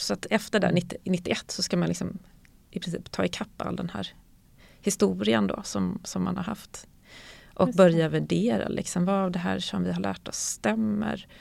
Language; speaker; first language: Swedish; native; Swedish